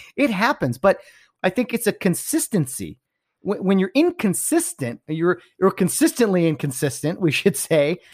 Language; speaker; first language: English; early bilingual, other home language; Dutch